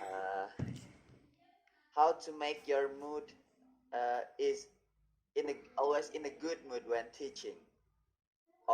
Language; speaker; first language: English; non-native, learner; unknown